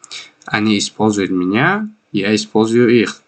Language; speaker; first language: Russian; non-native, fluent; Tajik